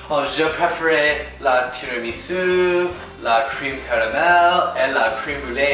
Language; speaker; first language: French; non-native, learner; English